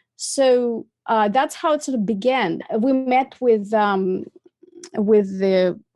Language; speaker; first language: English; non-native, fluent; Russian